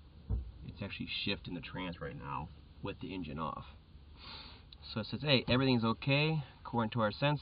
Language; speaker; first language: English; native; English